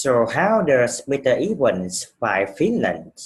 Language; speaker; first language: English; non-native, fluent; Vietnamese